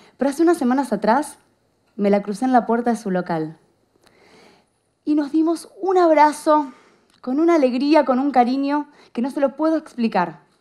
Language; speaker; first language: Spanish; native; Spanish